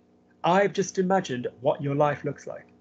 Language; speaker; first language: English; native; English